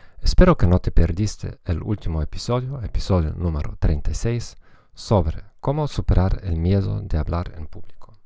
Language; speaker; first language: Spanish; non-native, fluent; German